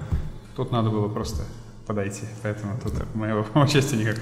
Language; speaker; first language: Russian; native; Russian